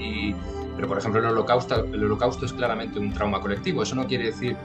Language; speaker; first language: Spanish; native; Spanish